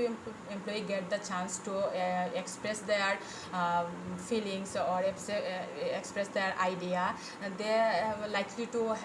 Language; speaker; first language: English; non-native, fluent; Bangla